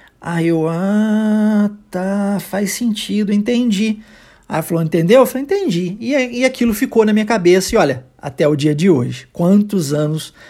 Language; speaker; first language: Portuguese; early bilingual, heritage; English